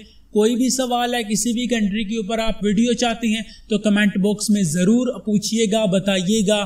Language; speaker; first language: Hindi; non-native, local second language; Punjabi